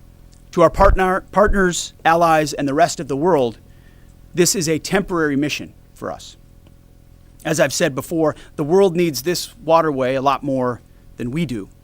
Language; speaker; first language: English; native; English